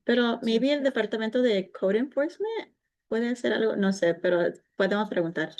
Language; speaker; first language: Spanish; early bilingual, other home language; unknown